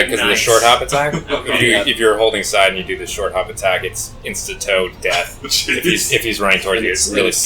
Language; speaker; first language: English; native; English